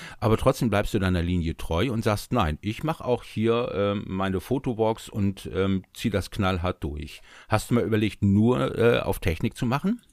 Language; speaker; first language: German; native; German